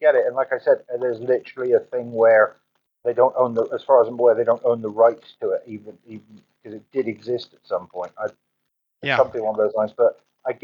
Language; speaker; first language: English; native; English